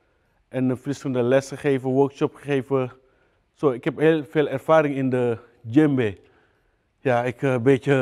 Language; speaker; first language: Dutch; non-native, learner; Wolof